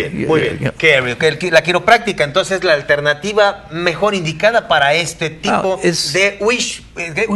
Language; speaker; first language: Spanish; native; Spanish